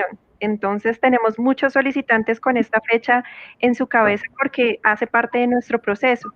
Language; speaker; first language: Spanish; native; Spanish